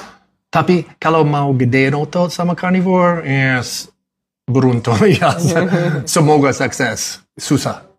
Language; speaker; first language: Indonesian; non-native, learner; English